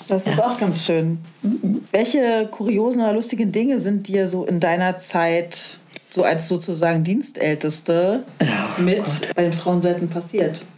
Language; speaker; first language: German; native; German